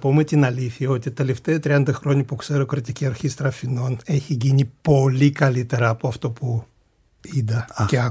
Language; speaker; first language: Greek; non-native, fluent; Russian